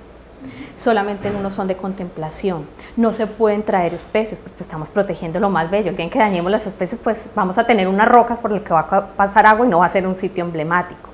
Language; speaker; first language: Spanish; native; Spanish